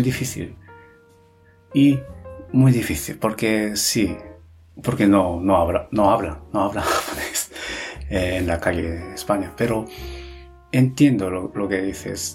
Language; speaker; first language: Spanish; non-native, fluent; Japanese